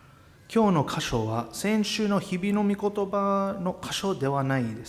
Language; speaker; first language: Japanese; non-native, fluent; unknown